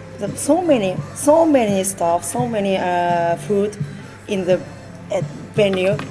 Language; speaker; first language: English; non-native, learner; Japanese